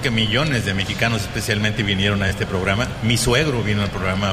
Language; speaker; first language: Spanish; native; Spanish